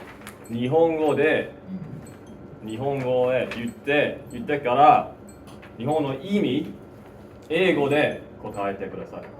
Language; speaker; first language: Japanese; non-native, learner; English